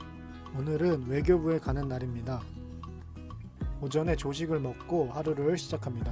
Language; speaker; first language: Korean; native; Korean